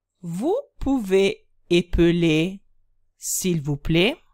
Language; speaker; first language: French; non-native, fluent; Italian